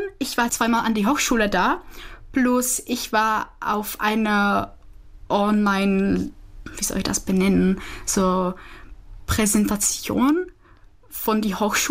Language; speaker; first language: German; non-native, fluent; Czech